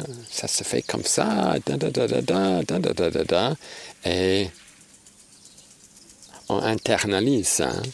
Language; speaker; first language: French; non-native, fluent; English